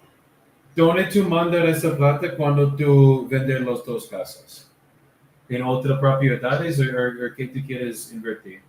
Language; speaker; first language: Spanish; non-native, learner; English